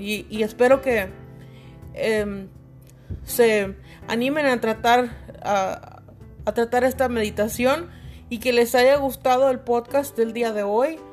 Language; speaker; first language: Spanish; native; Spanish